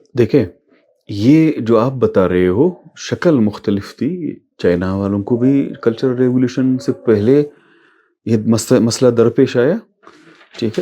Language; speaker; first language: Urdu; non-native, local second language; Baluchi